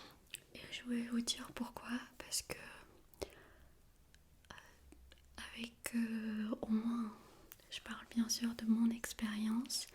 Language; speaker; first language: French; non-native, fluent; Armenian